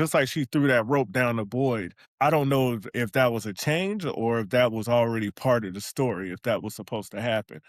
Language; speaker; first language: English; native; English